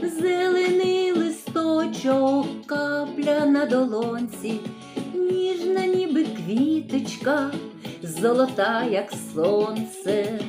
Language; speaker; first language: Ukrainian; native; Ukrainian